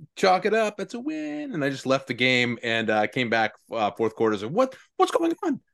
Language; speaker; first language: English; native; English